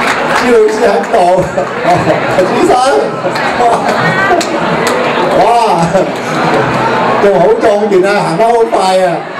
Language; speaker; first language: Chinese; early bilingual, heritage; Cantonese